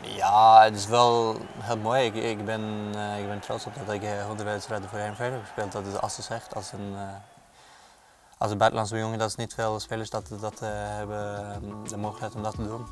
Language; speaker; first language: Dutch; non-native, fluent; Norwegian